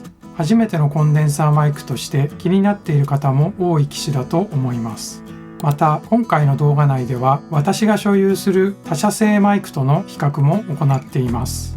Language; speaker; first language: Japanese; native; Japanese